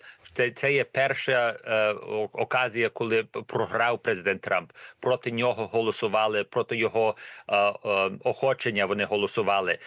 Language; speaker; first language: Ukrainian; early bilingual, heritage; Ukrainian